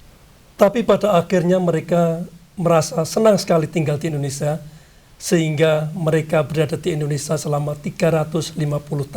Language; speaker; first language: Indonesian; non-native, local second language; Javanese